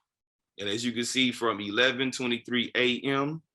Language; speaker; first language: English; native; English